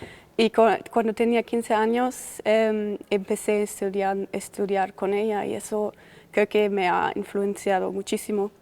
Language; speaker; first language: Spanish; non-native, fluent; German